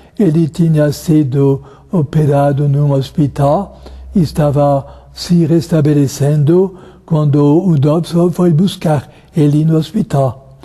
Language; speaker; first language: Portuguese; non-native, fluent; French